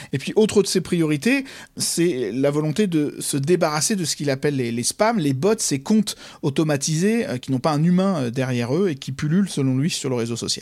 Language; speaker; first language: French; native; French